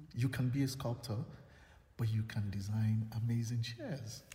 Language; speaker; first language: English; non-native, local second language; Yoruba